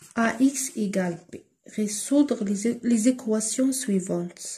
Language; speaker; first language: French; non-native, local second language; Arabic